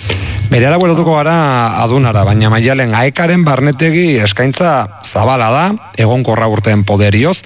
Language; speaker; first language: Basque; native; Basque